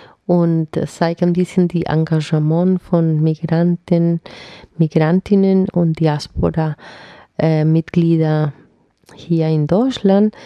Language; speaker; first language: German; non-native, fluent; Spanish